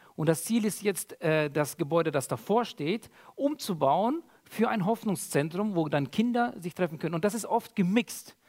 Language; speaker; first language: German; early bilingual, other home language; Russian